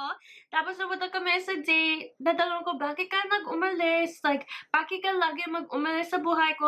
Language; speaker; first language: Filipino; early bilingual, heritage; English